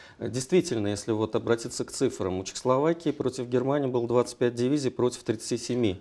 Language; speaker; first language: Russian; native; Russian